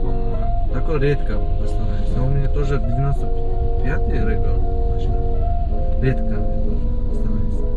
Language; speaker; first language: Russian; non-native, learner; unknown